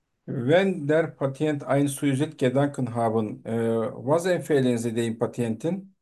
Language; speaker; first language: German; non-native, fluent; Turkish